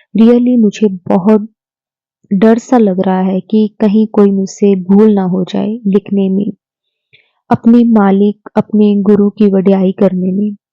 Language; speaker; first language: Hindi; native; Hindi